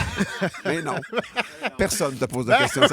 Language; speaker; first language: French; native; French